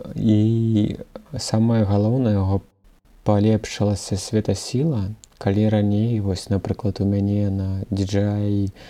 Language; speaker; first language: Belarusian; non-native, local second language; Russian